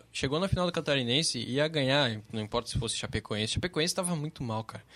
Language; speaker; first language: Portuguese; native; Portuguese